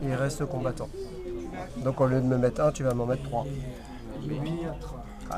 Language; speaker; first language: French; native; French